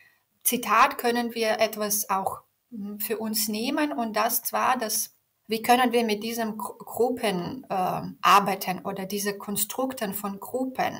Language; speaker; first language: German; non-native, fluent; Belarusian